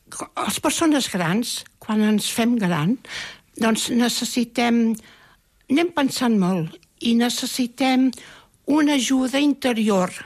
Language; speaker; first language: Catalan; native; Catalan